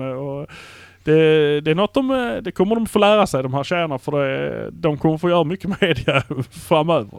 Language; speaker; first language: Swedish; native; Swedish